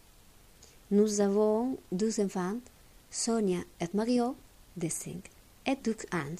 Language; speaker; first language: French; non-native, learner; Spanish